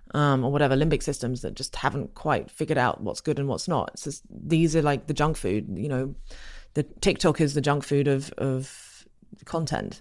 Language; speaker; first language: English; native; English